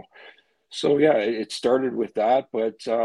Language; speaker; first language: English; native; English